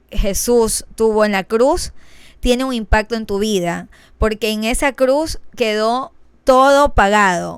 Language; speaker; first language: Spanish; native; Spanish